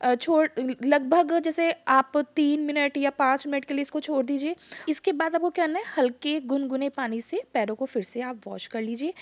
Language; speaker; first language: Hindi; native; Hindi